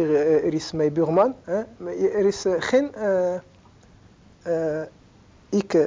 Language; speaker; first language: Dutch; non-native, learner; Arabic